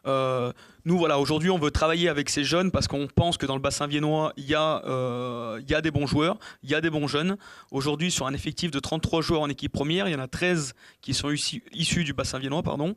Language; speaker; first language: French; native; French